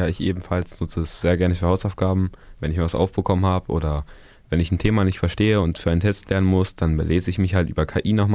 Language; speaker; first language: German; native; German